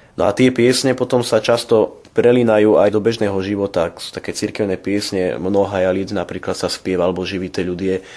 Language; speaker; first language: Slovak; non-native, local second language; Rusyn